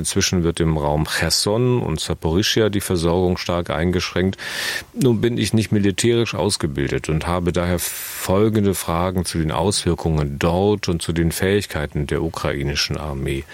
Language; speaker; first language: German; native; German